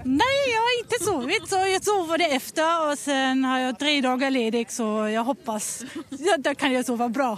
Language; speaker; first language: Swedish; non-native, learner; German